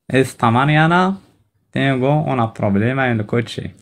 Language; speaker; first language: Spanish; non-native, learner; Arabic